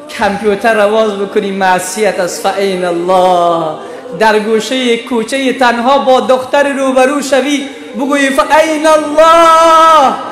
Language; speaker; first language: Persian; native; Persian